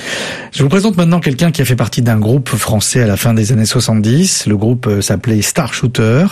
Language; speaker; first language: French; native; French